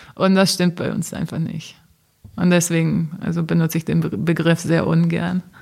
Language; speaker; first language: German; non-native, fluent; Portuguese